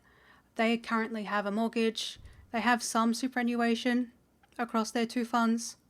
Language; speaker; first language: English; native; English